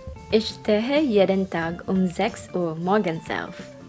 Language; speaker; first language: German; non-native, fluent; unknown